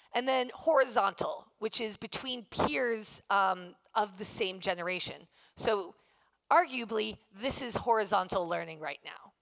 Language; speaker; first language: English; native; English